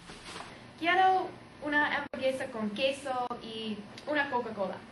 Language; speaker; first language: Spanish; non-native, learner; English